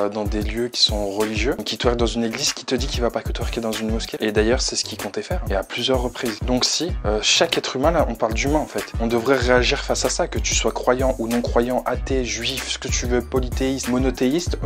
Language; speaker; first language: French; native; French